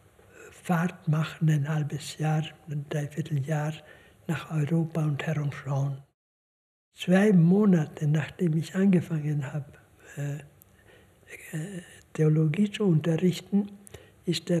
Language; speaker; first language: German; non-native, fluent; Hungarian